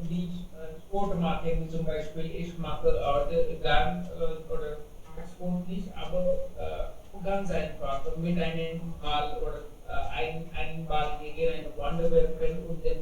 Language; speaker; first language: German; non-native, learner; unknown